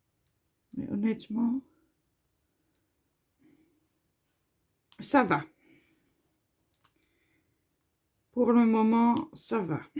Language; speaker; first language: French; native; French